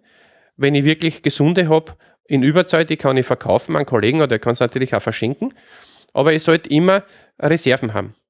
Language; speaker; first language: German; native; German